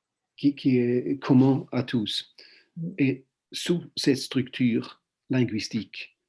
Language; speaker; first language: French; non-native, fluent; Swedish